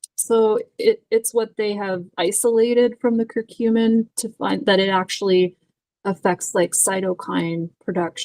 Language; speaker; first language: English; native; English